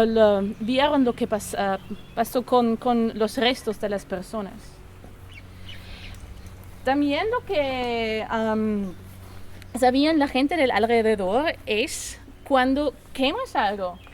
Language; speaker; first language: Spanish; non-native, learner; German